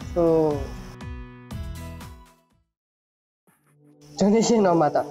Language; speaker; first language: Japanese; non-native, learner; Burmese